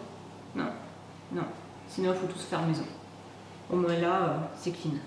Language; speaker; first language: French; native; French